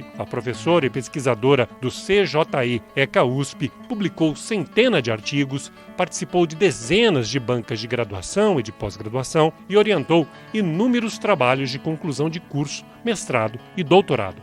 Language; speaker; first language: Portuguese; native; Portuguese